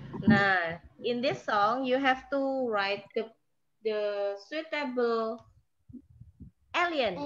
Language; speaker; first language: English; non-native, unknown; Indonesian